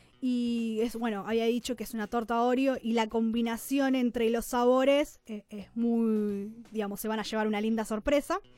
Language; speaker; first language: Spanish; native; Spanish